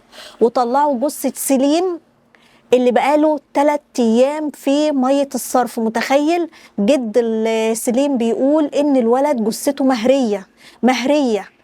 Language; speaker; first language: Arabic; native; Arabic